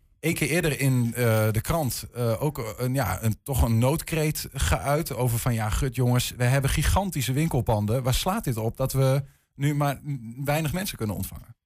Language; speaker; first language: Dutch; native; Dutch